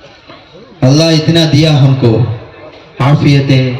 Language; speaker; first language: Hindi; non-native, local second language; Malayalam